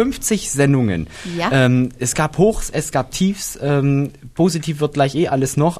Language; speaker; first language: German; native; German